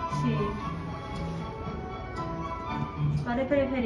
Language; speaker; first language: Italian; non-native, learner; Japanese